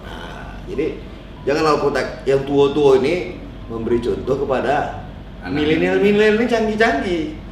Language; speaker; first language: Indonesian; native; Indonesian